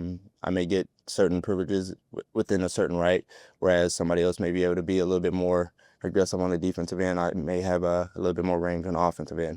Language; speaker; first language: English; native; English